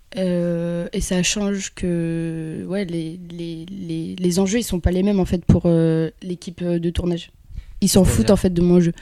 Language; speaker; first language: French; early bilingual, other home language; Kabyle